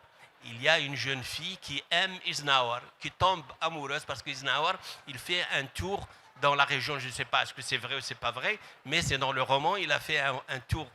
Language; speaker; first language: French; non-native, local second language; Arabic